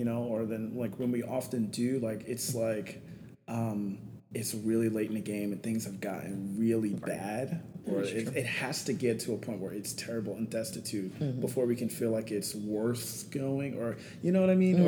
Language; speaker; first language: English; native; English